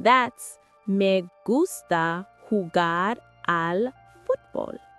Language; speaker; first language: Spanish; non-native, fluent; English